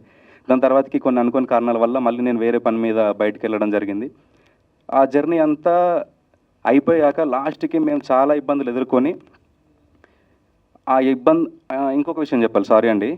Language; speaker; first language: Telugu; native; Telugu